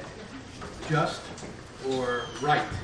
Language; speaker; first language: English; native; English